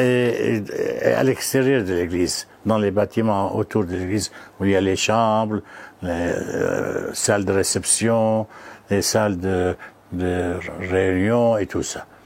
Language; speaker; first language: French; non-native, fluent; Arabic